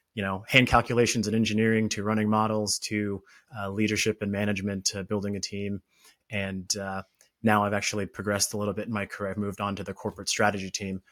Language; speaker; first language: English; native; English